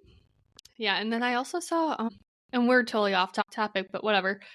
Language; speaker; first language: English; native; English